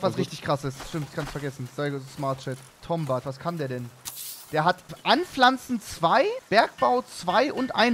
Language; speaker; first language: German; native; German